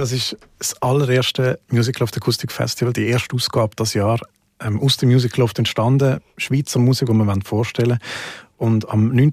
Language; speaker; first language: German; native; German